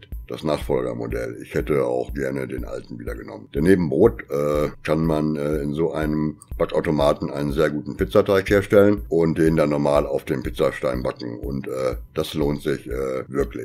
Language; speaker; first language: German; native; German